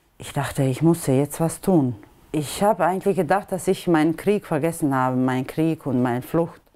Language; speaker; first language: German; non-native, fluent; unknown